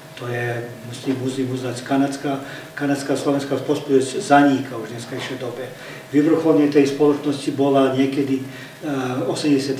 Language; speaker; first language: Slovak; early bilingual, heritage; Slovak